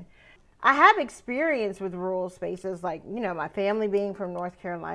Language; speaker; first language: English; native; English